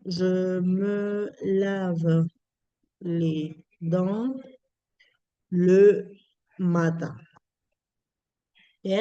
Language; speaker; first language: French; non-native, fluent; Spanish